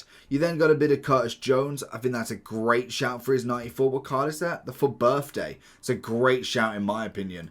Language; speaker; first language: English; native; English